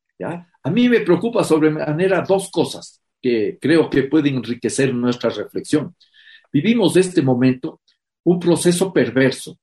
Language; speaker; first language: Spanish; native; Spanish